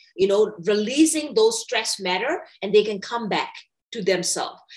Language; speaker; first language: English; non-native, fluent; Burmese